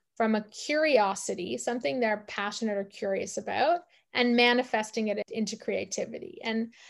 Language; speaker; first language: English; native; English